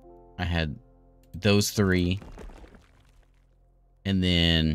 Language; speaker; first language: English; native; English